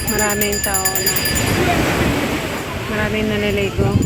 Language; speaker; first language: Filipino; native; Filipino